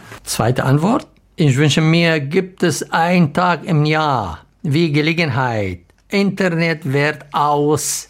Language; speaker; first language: German; non-native, learner; Arabic